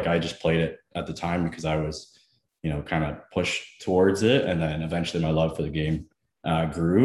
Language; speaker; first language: English; native; English